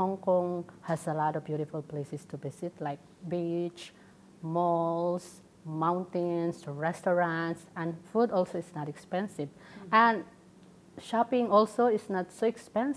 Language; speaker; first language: English; non-native, local second language; Waray